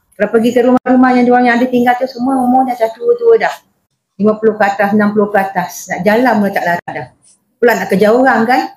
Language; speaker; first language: Malay; native; Malay